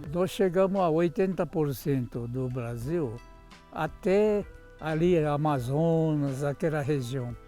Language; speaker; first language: Portuguese; non-native, local second language; Japanese